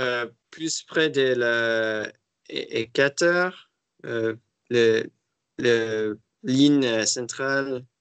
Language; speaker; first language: French; non-native, learner; English